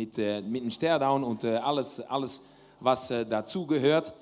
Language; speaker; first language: German; non-native, learner; Dutch